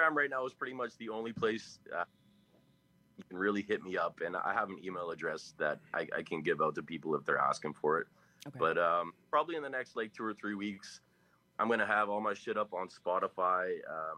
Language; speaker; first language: English; native; English